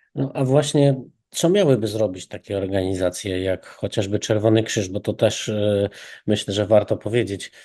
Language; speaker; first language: Polish; native; Polish